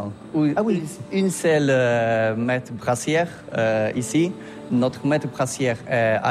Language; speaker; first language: French; non-native, learner; Polish